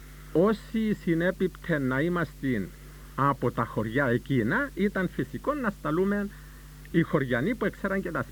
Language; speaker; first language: Greek; native; Greek